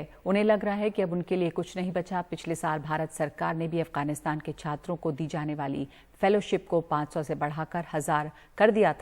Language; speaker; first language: Hindi; native; Hindi